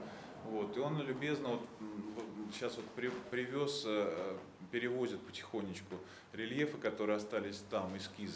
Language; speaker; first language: Russian; native; Russian